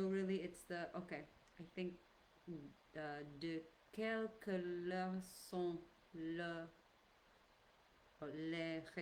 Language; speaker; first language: French; non-native, learner; English